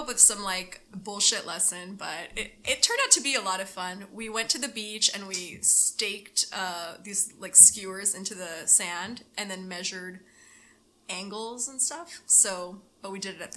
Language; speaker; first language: English; native; English